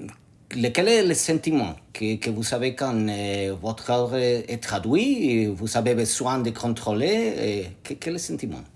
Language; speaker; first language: French; non-native, learner; Spanish